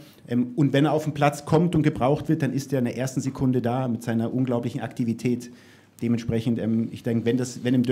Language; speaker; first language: German; native; German